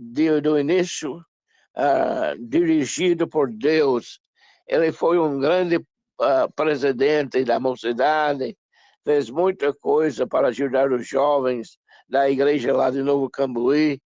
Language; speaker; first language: Portuguese; non-native, fluent; English